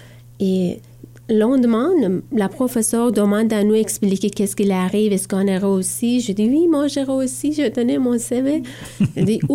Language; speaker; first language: French; non-native, learner; Persian